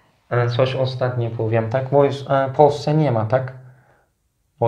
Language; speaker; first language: Polish; non-native, fluent; Turkish